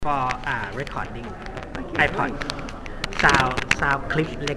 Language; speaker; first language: English; non-native, learner; Thai